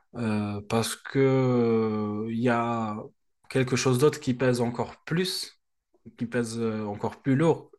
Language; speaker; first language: French; non-native, local second language; Arabic